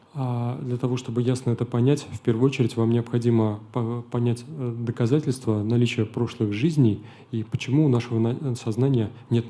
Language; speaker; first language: Russian; native; Russian